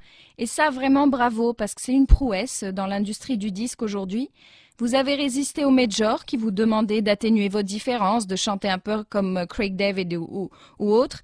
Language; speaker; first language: French; non-native, local second language; Arabic